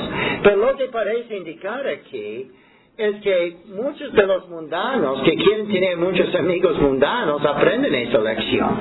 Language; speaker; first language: Spanish; non-native, fluent; English